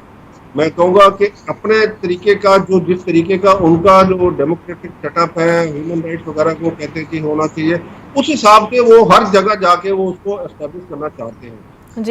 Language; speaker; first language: Hindi; native; Hindi